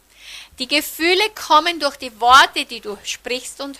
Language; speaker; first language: German; native; German